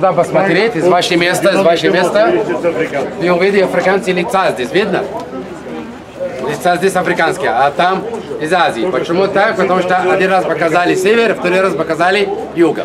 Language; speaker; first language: Russian; non-native, fluent; Arabic